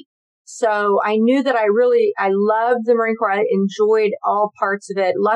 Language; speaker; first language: English; native; English